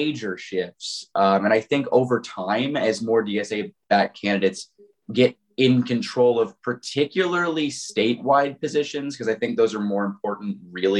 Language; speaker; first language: English; native; English